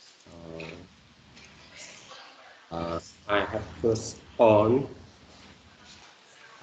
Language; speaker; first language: English; non-native, learner; Vietnamese